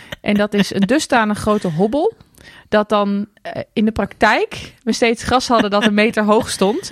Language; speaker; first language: Dutch; native; Dutch